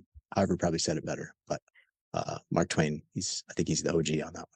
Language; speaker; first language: English; native; English